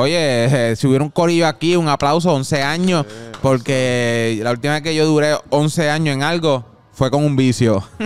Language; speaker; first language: Spanish; early bilingual, heritage; Spanish